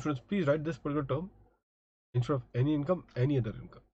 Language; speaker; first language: English; non-native, local second language; Hindi